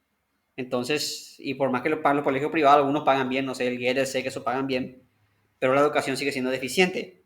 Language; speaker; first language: Spanish; native; Spanish